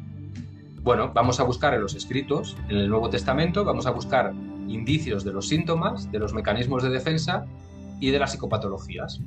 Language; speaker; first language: Spanish; native; Spanish